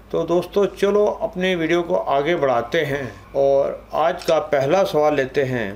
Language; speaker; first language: Hindi; non-native, local second language; Punjabi